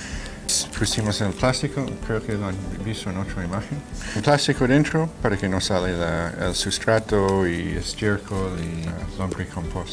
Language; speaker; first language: Spanish; non-native, fluent; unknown